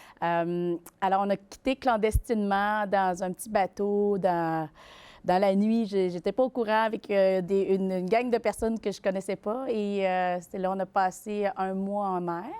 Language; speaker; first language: French; early bilingual, other home language; Vietnamese